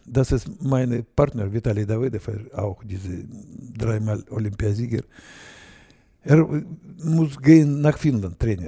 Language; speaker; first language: German; non-native, learner; Russian